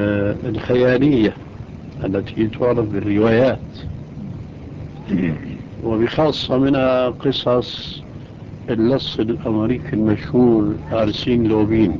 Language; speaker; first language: Arabic; early bilingual, other home language; Albanian